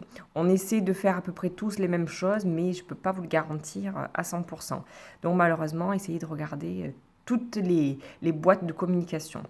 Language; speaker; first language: French; native; French